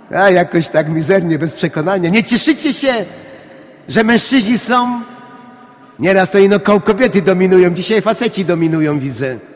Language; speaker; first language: Polish; native; Polish